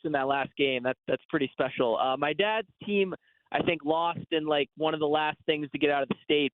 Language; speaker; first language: English; native; English